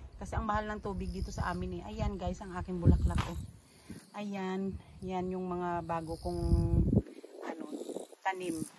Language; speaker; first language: Filipino; non-native, local second language; Cebuano